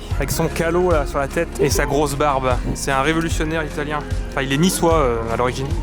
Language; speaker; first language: French; native; French